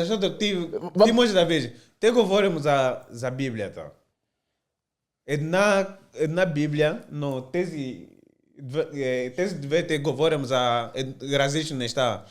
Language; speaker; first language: Bulgarian; non-native, learner; Portuguese